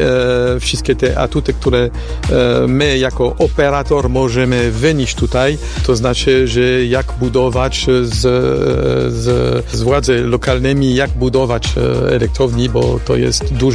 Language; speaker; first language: Polish; non-native, fluent; French